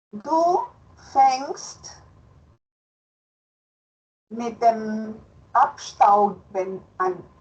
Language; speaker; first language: German; non-native, fluent; Spanish